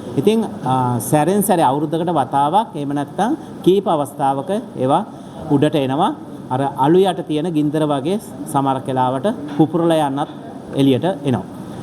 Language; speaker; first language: Sinhala; non-native, local second language; Tamil